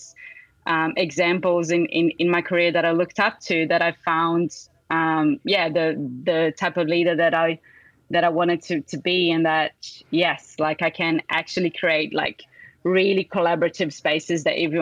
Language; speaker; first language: English; non-native, fluent; Portuguese